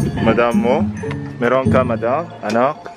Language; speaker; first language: Filipino; non-native, learner; Arabic